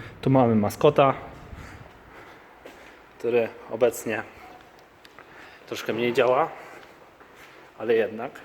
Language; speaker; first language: Polish; native; Polish